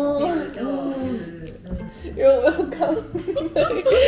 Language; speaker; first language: English; non-native, learner; Chinese